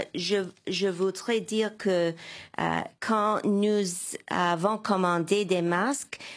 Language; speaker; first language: French; non-native, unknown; English